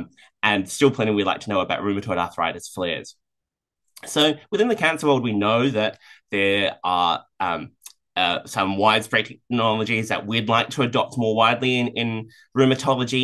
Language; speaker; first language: English; native; English